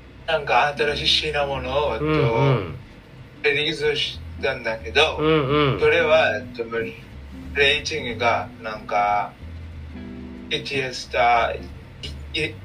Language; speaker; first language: Japanese; non-native, learner; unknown